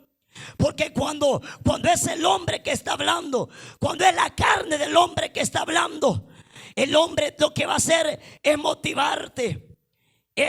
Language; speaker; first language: Spanish; native; Spanish